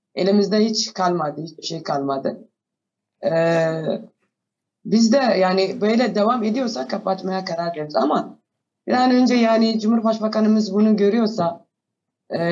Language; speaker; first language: Turkish; non-native, fluent; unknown